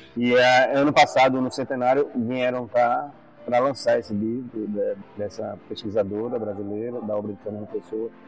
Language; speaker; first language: Portuguese; native; Portuguese